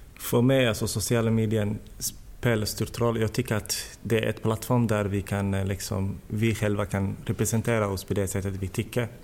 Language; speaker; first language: Swedish; non-native, fluent; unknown